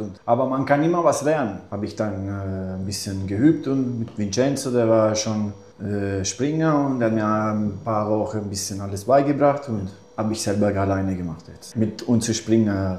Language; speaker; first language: German; non-native, fluent; Italian